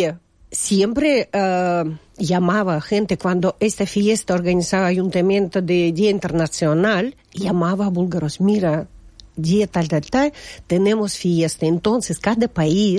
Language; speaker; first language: Spanish; non-native, fluent; Russian